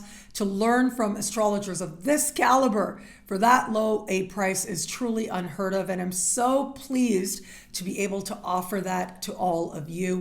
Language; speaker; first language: English; native; English